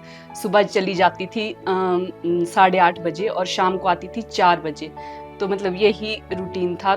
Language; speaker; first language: Hindi; native; Hindi